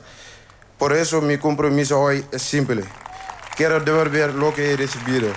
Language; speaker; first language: Spanish; non-native, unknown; Wolof